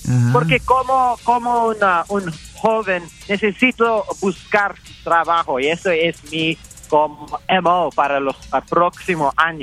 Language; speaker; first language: Spanish; early bilingual, heritage; English